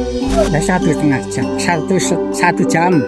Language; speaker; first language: Indonesian; non-native, local second language; Javanese